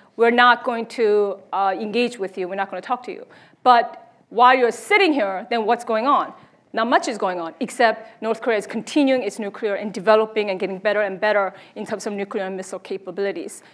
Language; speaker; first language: English; early bilingual, other home language; Korean